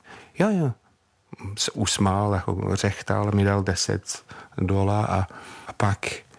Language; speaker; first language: Czech; non-native, fluent; English